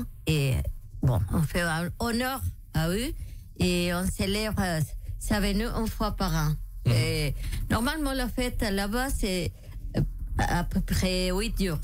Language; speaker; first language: French; non-native, local second language; Spanish